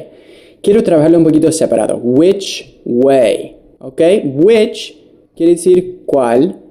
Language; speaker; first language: Spanish; non-native, fluent; English